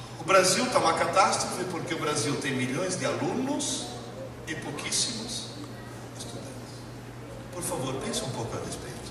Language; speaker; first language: Portuguese; early bilingual, other home language; Italian